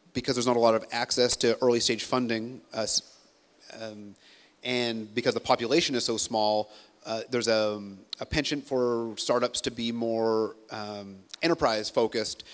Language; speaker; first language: English; native; English